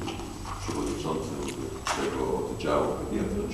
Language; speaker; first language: Polish; non-native, fluent; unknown